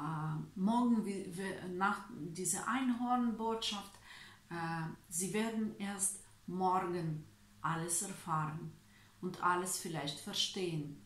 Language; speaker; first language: German; non-native, fluent; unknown